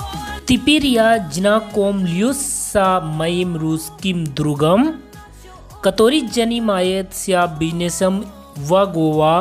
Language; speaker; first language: Russian; non-native, learner; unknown